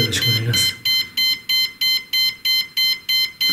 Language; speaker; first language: Japanese; non-native, learner; Chinese